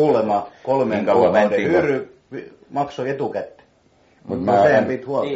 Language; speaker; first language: Finnish; native; Finnish